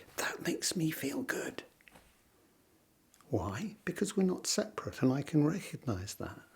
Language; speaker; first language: English; native; English